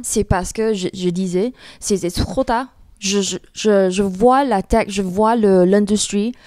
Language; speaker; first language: French; non-native, fluent; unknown